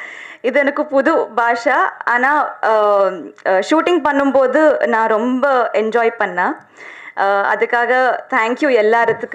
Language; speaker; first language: Tamil; non-native, learner; Telugu